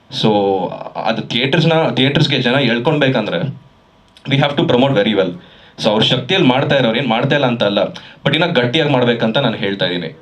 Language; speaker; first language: Kannada; native; Kannada